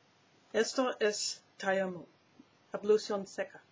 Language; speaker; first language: Spanish; non-native, learner; English